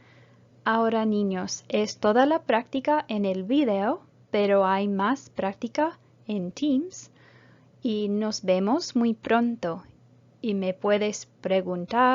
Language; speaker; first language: Spanish; non-native, fluent; English